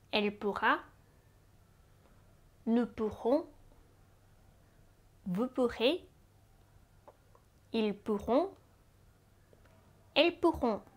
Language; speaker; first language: French; non-native, fluent; Japanese